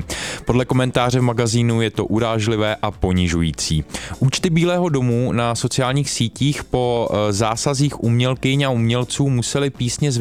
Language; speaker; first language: Czech; native; Czech